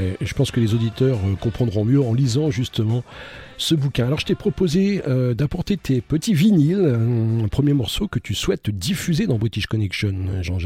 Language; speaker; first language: French; native; French